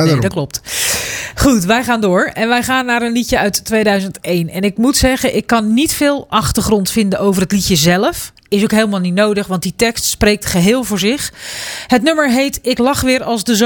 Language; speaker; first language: Dutch; native; Dutch